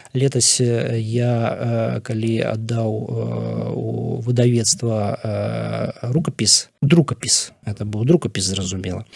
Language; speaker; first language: Belarusian; non-native, local second language; Russian